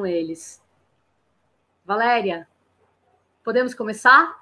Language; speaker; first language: Portuguese; native; Portuguese